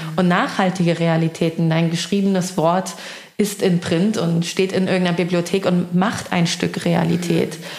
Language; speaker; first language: German; early bilingual, other home language; Persian